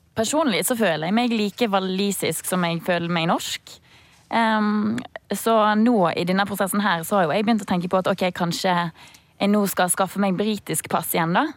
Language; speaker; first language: Norwegian; early bilingual, heritage; Norwegian